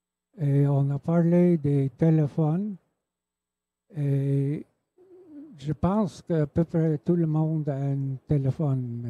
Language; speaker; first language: French; non-native, local second language; English